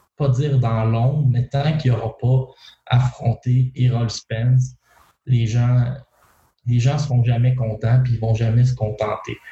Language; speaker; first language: French; native; French